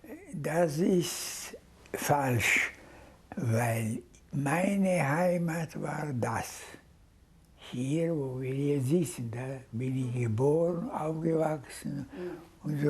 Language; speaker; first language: German; non-native, fluent; Hungarian